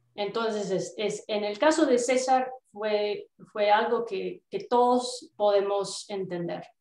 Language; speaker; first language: Spanish; non-native, fluent; English